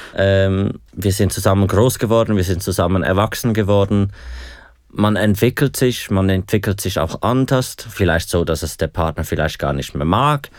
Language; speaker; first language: German; native; German